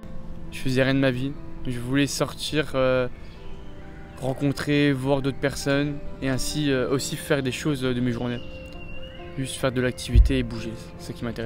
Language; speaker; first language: French; native; French